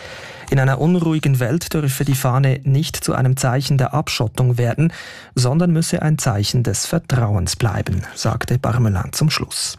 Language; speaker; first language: German; native; German